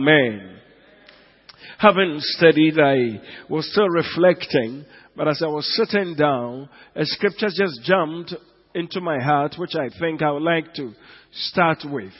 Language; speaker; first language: English; non-native, local second language; Igbo